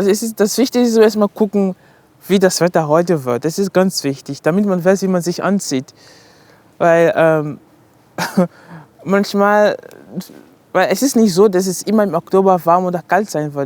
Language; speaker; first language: German; non-native, fluent; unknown